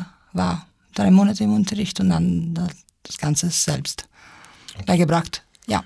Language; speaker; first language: German; non-native, fluent; Italian